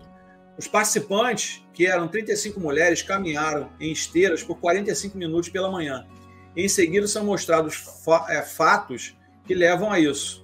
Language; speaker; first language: Portuguese; native; Portuguese